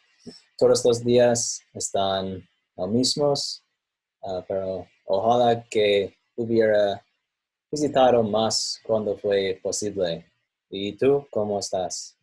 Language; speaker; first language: Spanish; non-native, learner; English